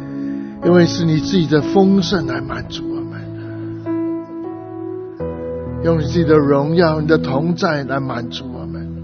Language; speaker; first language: Chinese; native; Chinese